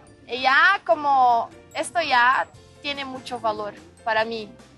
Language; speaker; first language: Spanish; non-native, learner; Portuguese